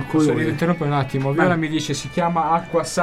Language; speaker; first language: Italian; native; Italian